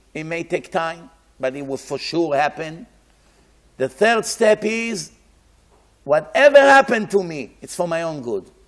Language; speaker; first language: English; non-native, fluent; Hebrew